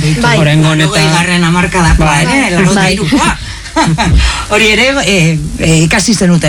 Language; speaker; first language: Basque; native; Basque